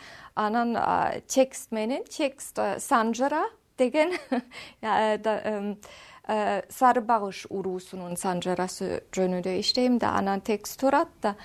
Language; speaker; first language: Kyrgyz; non-native, fluent; German